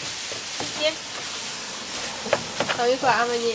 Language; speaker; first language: Chinese; non-native, learner; Indonesian